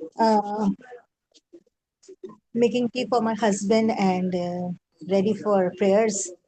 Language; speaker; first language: English; non-native, learner; Urdu